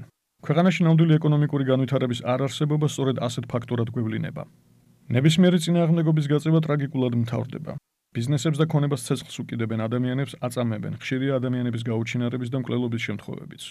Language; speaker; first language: Georgian; native; Georgian